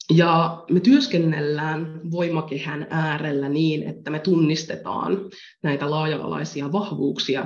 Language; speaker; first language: Finnish; native; Finnish